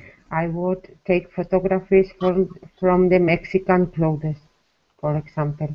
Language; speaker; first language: English; non-native, learner; Spanish